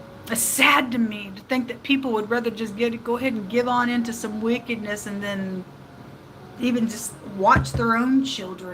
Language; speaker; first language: English; native; English